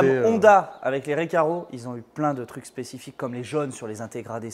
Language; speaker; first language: French; native; French